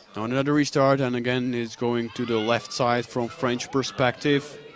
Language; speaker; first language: English; non-native, fluent; Czech